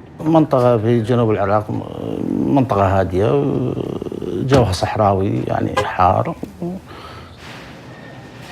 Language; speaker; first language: Arabic; native; Arabic